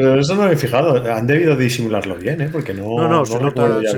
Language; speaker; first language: Spanish; native; Spanish